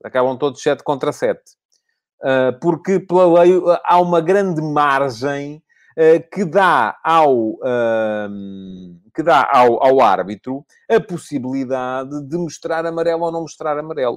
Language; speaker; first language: Portuguese; native; Portuguese